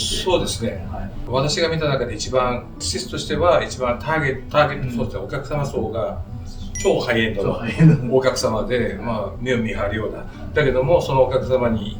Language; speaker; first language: Japanese; native; Japanese